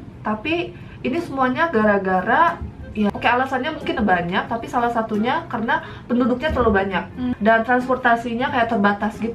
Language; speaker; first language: Indonesian; early bilingual, heritage; Korean